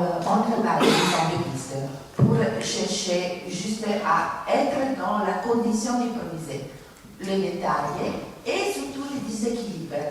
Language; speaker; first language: French; non-native, fluent; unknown